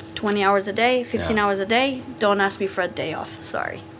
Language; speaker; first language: English; non-native, fluent; Italian